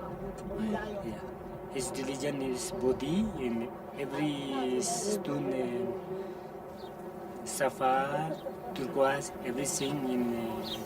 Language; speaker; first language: English; non-native, learner; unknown